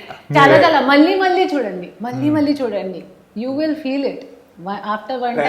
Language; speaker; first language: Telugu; non-native, learner; Hindi